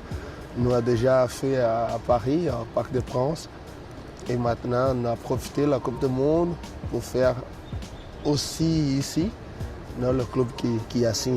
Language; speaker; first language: French; non-native, learner; Portuguese